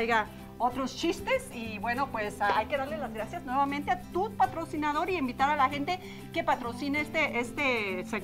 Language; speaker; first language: Spanish; native; Spanish